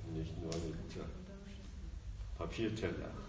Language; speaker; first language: German; non-native, fluent; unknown